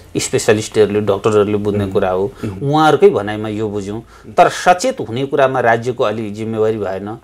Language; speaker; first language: Nepali; native; Nepali